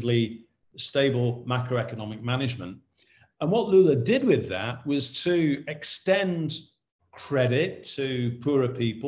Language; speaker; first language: English; native; English